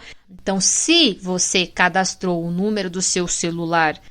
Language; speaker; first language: Portuguese; native; Portuguese